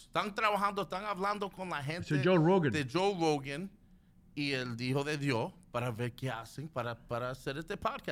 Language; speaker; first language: Spanish; early bilingual, heritage; Spanish